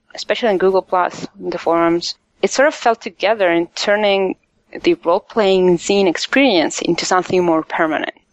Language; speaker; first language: English; non-native, fluent; Italian